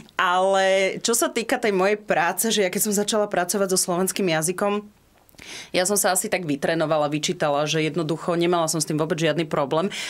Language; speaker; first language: Slovak; non-native, local second language; Rusyn